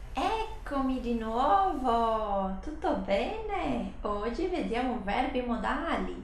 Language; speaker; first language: Italian; non-native, fluent; Portuguese